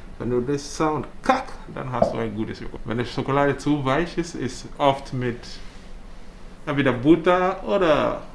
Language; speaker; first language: German; non-native, fluent; English